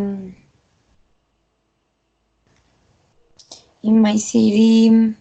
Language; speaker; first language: English; non-native, learner; Spanish